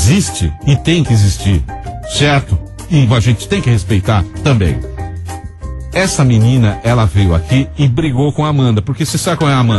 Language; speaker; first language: Portuguese; native; Portuguese